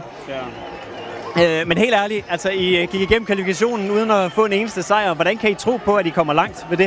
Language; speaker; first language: Danish; native; Danish